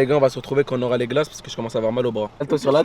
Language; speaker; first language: French; native; French